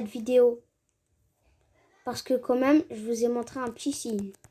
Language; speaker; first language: French; native; French